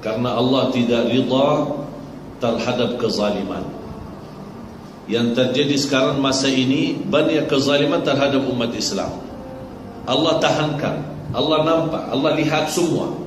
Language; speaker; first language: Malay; non-native, fluent; Arabic